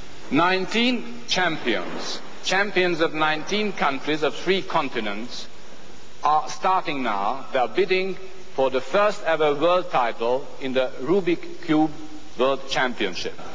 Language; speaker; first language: English; non-native, fluent; Hungarian